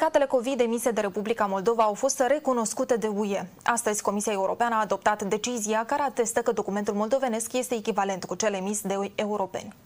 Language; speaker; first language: Romanian; native; Romanian